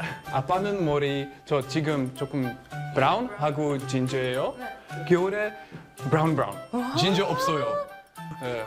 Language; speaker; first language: Korean; non-native, learner; English